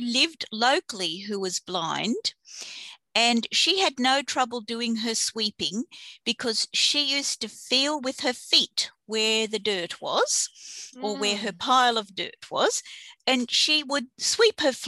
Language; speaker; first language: English; native; English